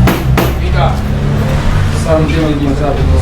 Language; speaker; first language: Portuguese; non-native, learner; Haitian Creole